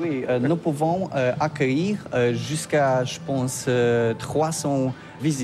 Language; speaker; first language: French; non-native, learner; Polish